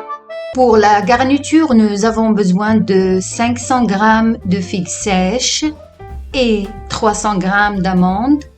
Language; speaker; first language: French; non-native, fluent; Italian